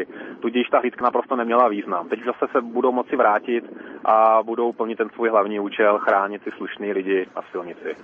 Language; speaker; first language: Czech; native; Czech